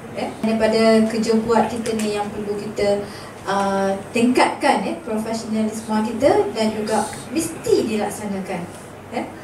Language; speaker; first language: Malay; native; Malay